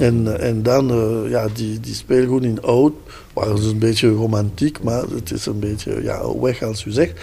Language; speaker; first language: Dutch; non-native, local second language; French